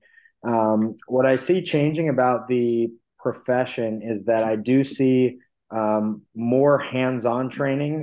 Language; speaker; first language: English; native; English